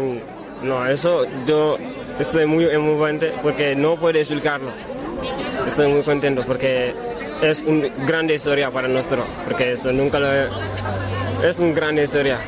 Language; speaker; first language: Spanish; non-native, learner; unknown